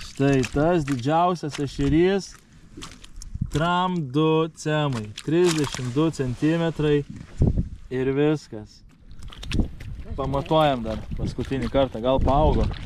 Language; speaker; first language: Lithuanian; native; Lithuanian